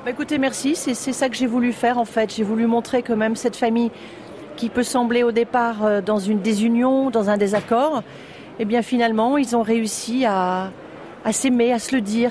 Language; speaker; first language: French; native; French